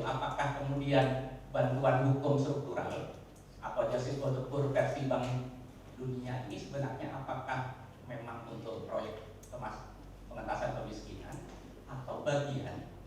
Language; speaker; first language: Indonesian; native; Indonesian